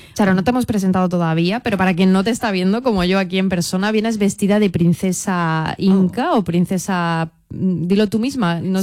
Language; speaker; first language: Spanish; native; Spanish